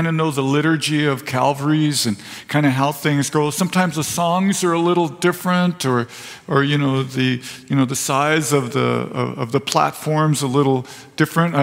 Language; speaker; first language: English; native; English